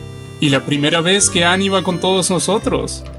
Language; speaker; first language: Spanish; native; Spanish